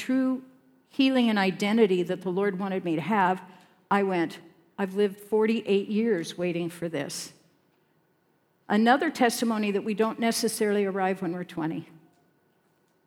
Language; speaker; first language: English; native; English